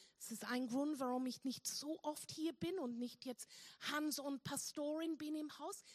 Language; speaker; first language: German; non-native, fluent; English